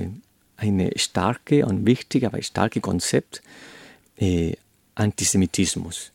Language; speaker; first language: German; non-native, learner; Spanish